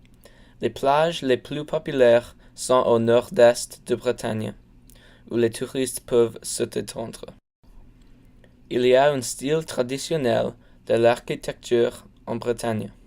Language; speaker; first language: French; non-native, learner; English